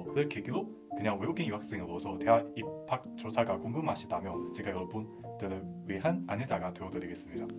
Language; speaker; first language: Korean; non-native, fluent; Chinese